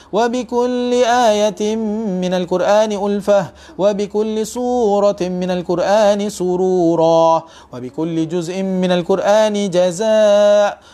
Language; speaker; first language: Arabic; non-native, fluent; Malay